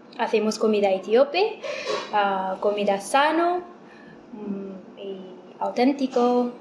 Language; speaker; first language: Spanish; non-native, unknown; Amharic